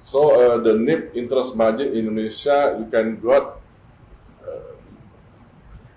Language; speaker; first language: English; non-native, fluent; Indonesian